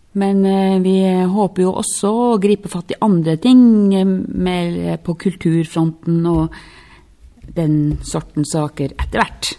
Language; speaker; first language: Norwegian; non-native, local second language; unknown